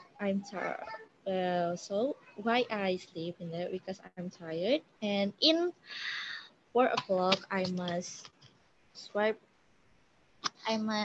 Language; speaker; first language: English; non-native, learner; Indonesian